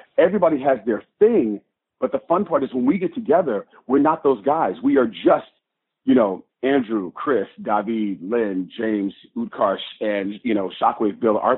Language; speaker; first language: English; native; English